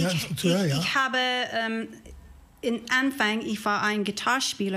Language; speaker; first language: German; non-native, learner; English